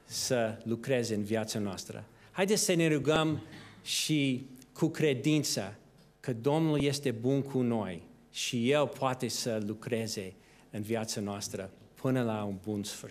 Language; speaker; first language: Romanian; non-native, fluent; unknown